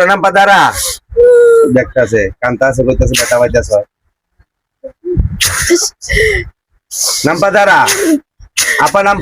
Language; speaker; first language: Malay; non-native, learner; Bangla